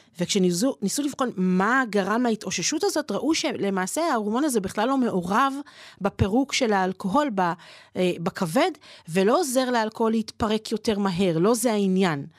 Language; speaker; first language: Hebrew; native; Hebrew